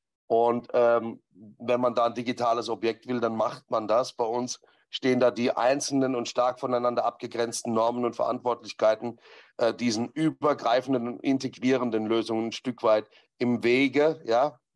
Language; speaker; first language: German; native; German